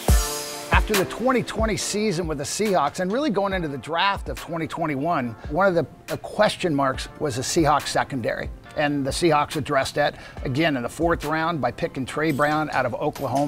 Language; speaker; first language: English; native; English